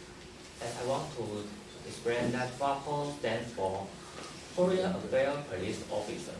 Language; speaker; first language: English; non-native, learner; Chinese